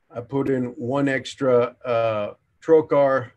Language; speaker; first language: English; native; English